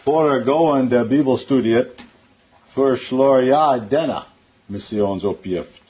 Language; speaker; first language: Swedish; non-native, learner; English